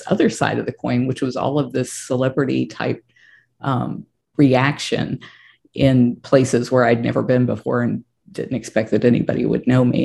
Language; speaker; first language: English; native; English